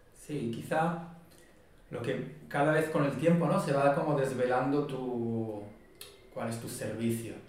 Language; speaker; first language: Spanish; non-native, fluent; Hebrew